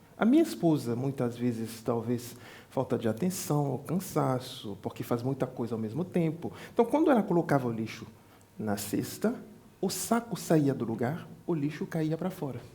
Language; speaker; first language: Portuguese; non-native, fluent; French